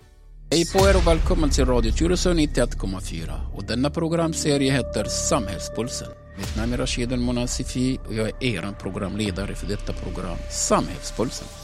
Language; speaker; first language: Swedish; non-native, local second language; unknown